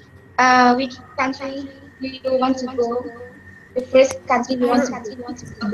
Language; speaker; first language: English; non-native, learner; Indonesian